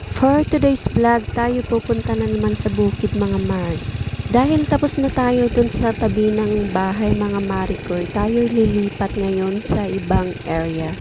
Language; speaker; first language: Filipino; non-native, local second language; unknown